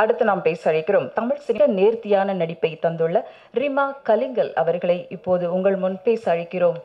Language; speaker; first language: Tamil; native; Tamil